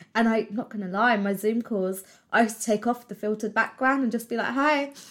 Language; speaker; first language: English; native; English